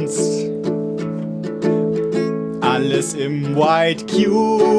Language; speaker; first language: German; native; German